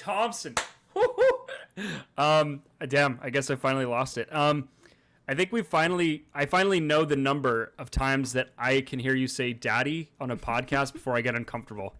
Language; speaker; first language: English; native; English